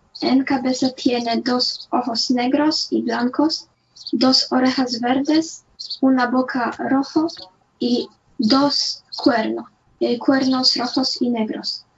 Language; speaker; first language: Spanish; non-native, learner; Polish